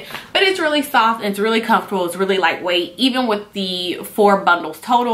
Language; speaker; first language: English; native; English